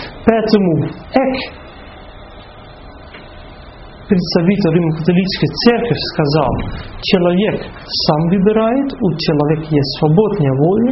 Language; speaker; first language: Russian; non-native, fluent; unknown